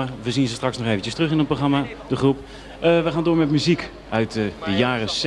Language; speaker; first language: Dutch; native; Dutch